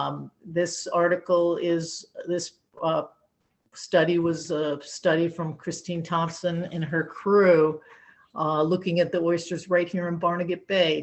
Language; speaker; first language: English; native; English